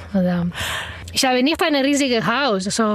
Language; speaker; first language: German; non-native, learner; Arabic